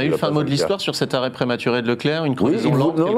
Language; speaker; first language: French; native; French